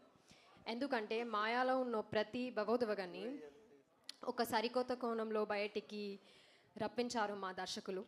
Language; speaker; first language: Telugu; non-native, learner; Malayalam